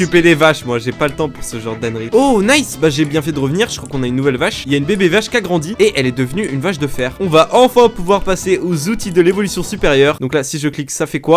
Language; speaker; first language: French; native; French